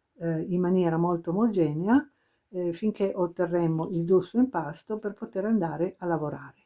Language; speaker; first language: Italian; native; Italian